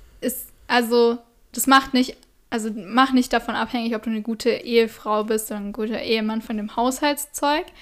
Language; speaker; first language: German; native; German